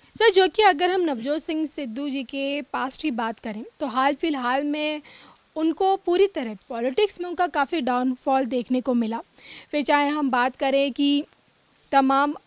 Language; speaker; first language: Hindi; native; Hindi